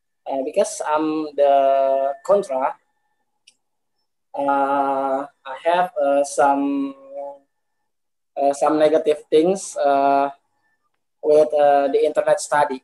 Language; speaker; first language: English; non-native, learner; Indonesian